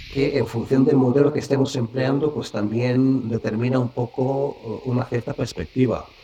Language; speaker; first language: Spanish; non-native, fluent; Bulgarian